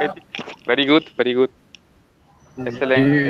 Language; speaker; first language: English; non-native, learner; Spanish